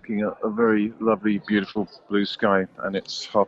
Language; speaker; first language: English; native; English